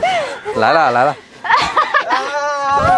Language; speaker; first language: Chinese; non-native, learner; Vietnamese